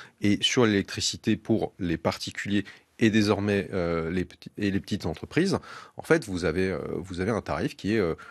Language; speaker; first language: French; native; French